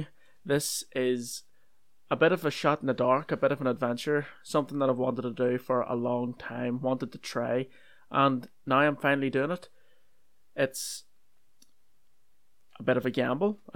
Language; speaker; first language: English; native; English